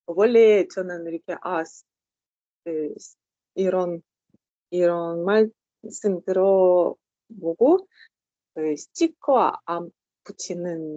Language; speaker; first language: Korean; non-native, learner; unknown